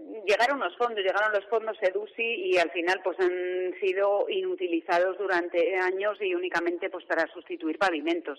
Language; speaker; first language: Spanish; native; Spanish